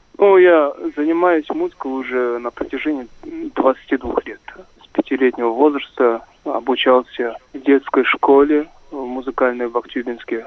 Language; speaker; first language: Russian; non-native, local second language; Kazakh